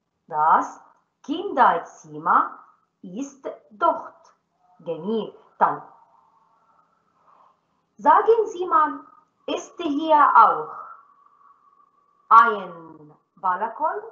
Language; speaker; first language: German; non-native, learner; Arabic